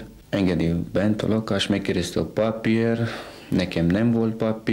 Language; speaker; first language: Hungarian; non-native, learner; Romanian